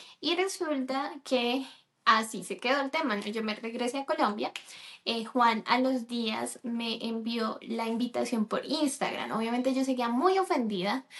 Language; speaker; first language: Spanish; native; Spanish